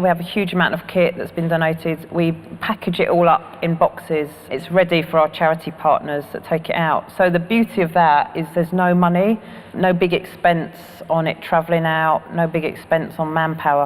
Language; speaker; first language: English; native; English